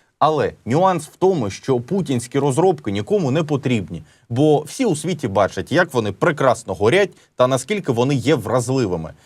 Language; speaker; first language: Ukrainian; native; Ukrainian